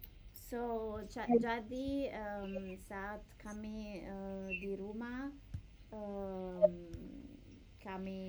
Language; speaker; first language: Indonesian; non-native, learner; English